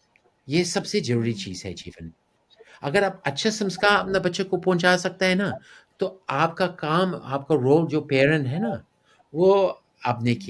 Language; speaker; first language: Hindi; non-native, fluent; English